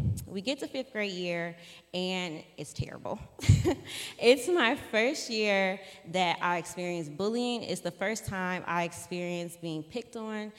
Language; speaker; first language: English; native; English